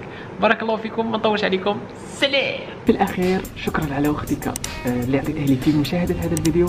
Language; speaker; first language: Arabic; native; Arabic